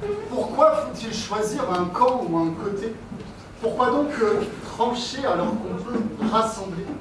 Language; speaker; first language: French; native; French